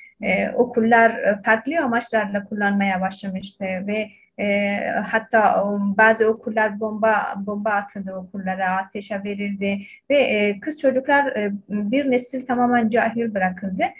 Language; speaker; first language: Turkish; non-native, fluent; Persian